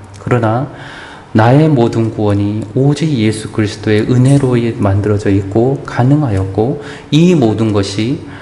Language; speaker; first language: Korean; native; Korean